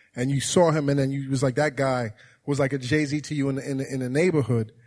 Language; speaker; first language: English; native; English